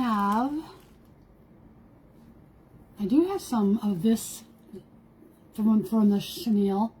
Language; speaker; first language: English; native; English